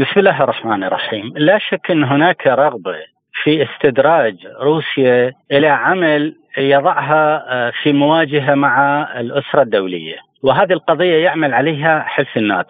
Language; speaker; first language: Arabic; native; Arabic